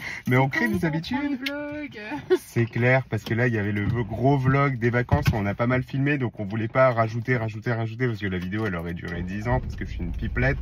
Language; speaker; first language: French; native; French